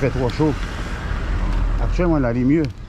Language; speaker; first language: French; non-native, local second language; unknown